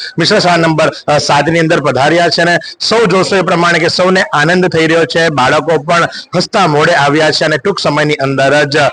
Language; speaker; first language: Gujarati; native; Gujarati